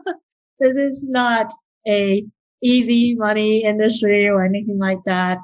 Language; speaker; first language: English; early bilingual, other home language; Chinese